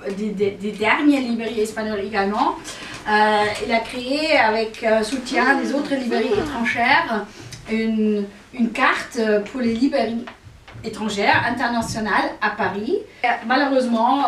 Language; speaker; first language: French; non-native, fluent; German